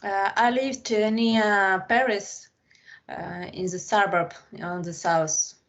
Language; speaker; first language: English; non-native, learner; Ukrainian